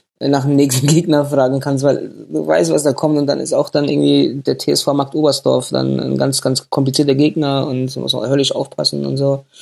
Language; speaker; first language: German; native; German